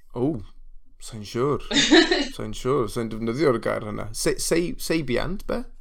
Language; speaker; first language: Welsh; non-native, learner; English